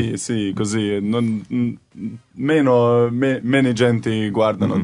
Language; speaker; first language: Italian; non-native, learner; Slovenian